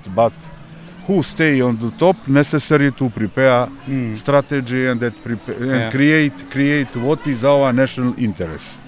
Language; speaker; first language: English; non-native, learner; Serbian